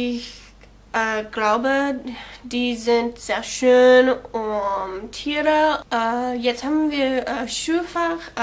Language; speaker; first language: German; non-native, learner; English